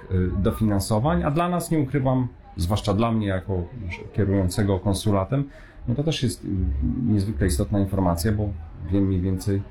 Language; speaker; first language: Polish; native; Polish